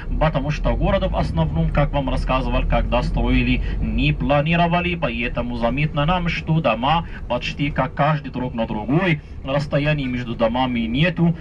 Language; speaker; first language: Russian; non-native, fluent; Arabic